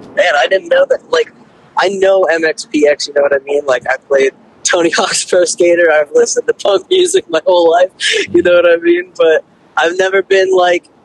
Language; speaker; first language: English; native; English